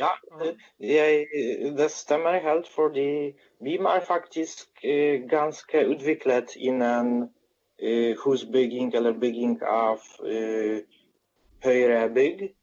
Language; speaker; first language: Swedish; non-native, fluent; Polish